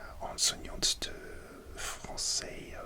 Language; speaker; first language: French; non-native, learner; English